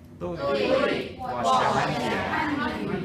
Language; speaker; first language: Chinese; non-native, learner; Thai